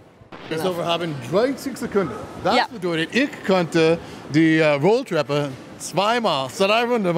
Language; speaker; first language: German; non-native, learner; English